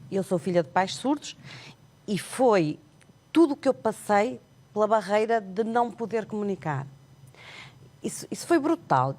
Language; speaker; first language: Portuguese; non-native, local second language; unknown